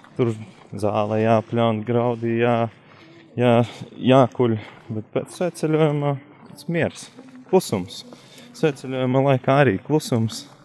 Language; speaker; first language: Latvian; native; Latvian